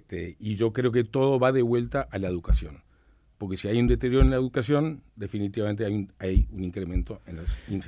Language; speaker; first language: Spanish; native; Spanish